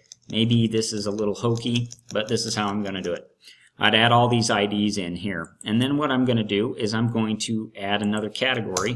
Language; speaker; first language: English; native; English